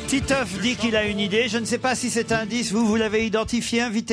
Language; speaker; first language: French; native; French